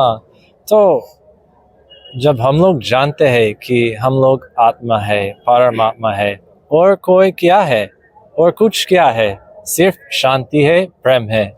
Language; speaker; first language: Hindi; non-native, learner; English